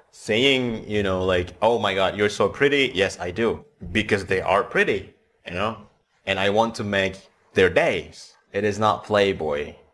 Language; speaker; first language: English; non-native, fluent; Indonesian